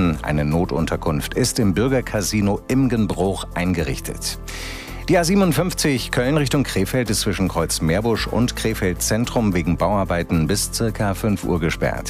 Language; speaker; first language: German; native; German